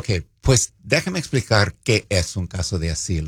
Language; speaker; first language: Spanish; non-native, fluent; English